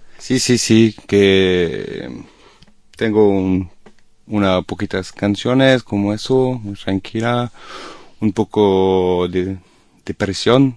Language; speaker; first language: Spanish; non-native, learner; French